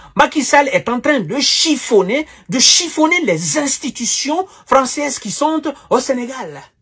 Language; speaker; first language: French; non-native, local second language; Wolof